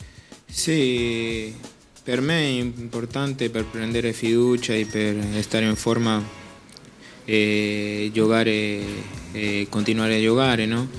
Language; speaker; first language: Italian; non-native, learner; Spanish